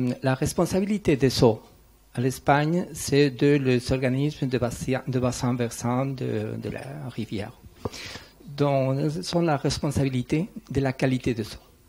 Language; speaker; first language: French; non-native, learner; Spanish